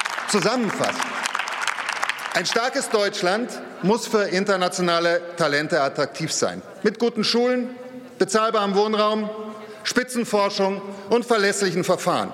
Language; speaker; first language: German; native; German